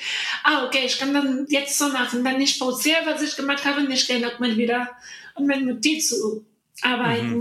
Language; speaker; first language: German; non-native, learner; Spanish